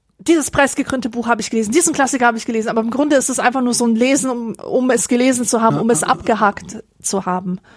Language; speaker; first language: German; early bilingual, other home language; Polish